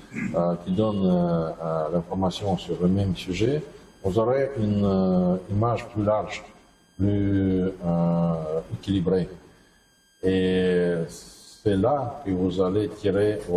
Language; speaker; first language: French; non-native, fluent; Russian